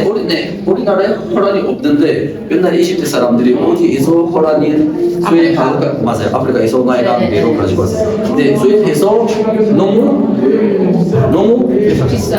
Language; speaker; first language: Korean; non-native, learner; Arabic